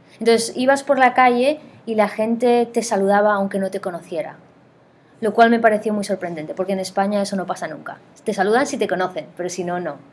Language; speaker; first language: Spanish; native; Spanish